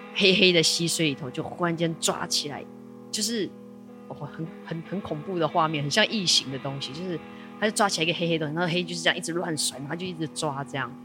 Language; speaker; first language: Chinese; native; Chinese